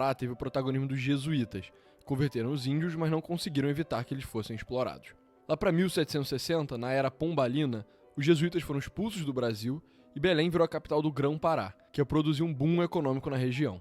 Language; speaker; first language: Portuguese; native; Portuguese